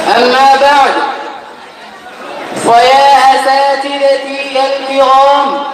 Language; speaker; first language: Arabic; non-native, learner; Urdu